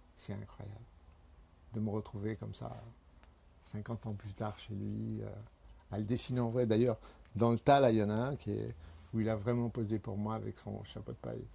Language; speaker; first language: French; early bilingual, other home language; Spanish